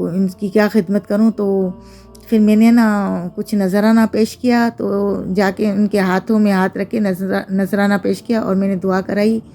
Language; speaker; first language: Urdu; native; Urdu